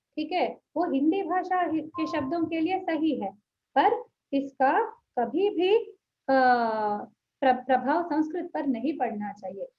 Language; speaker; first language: Hindi; non-native, local second language; Telugu